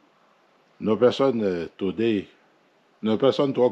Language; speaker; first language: English; non-native, learner; French